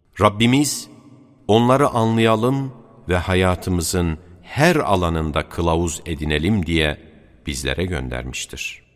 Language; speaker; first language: Turkish; native; Turkish